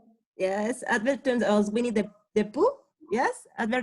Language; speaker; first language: English; non-native, learner; Spanish